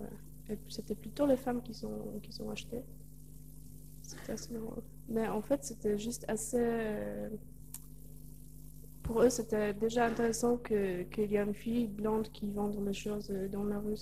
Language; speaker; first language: French; non-native, learner; Polish